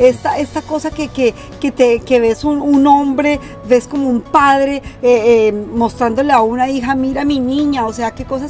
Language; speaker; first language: Spanish; native; Spanish